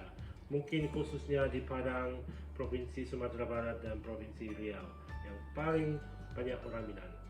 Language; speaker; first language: Indonesian; non-native, fluent; English